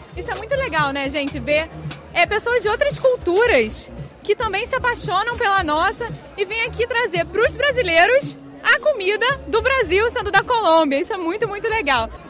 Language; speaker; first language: Portuguese; native; Portuguese